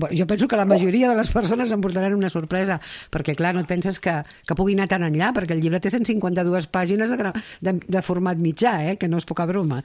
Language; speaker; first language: Catalan; native; Catalan